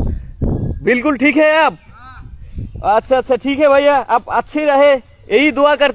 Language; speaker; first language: Hindi; non-native, learner; Bangla